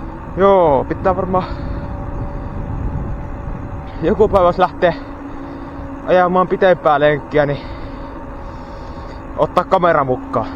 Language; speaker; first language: Finnish; native; Finnish